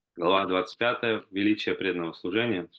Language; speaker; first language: Russian; native; Russian